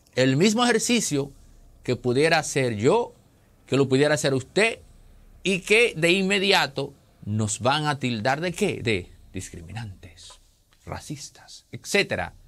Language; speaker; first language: Spanish; native; Spanish